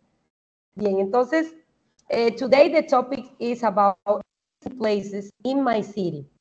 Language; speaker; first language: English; non-native, fluent; Spanish